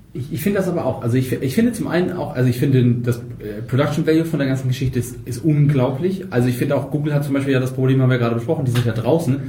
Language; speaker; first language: German; native; German